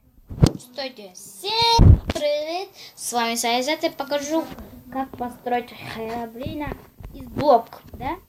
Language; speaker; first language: Russian; non-native, local second language; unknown